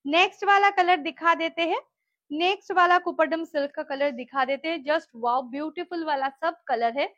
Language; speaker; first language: Hindi; non-native, local second language; Bangla